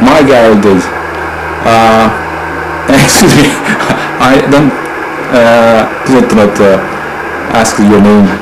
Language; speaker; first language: English; non-native, learner; Japanese